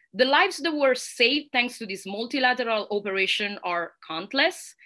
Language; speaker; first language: English; non-native, fluent; Italian